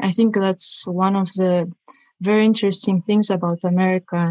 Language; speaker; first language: English; non-native, fluent; Russian